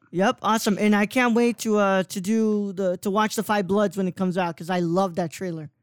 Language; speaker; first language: English; native; English